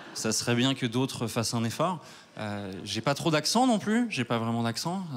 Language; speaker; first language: French; native; French